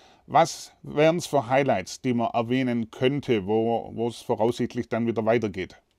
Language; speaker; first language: German; native; German